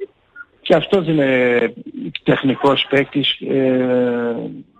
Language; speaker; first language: Greek; non-native, learner; Portuguese